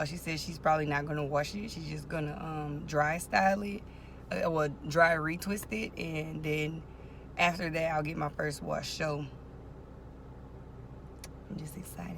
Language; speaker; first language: English; native; English